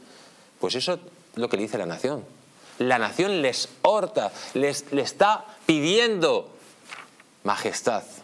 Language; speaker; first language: Spanish; native; Spanish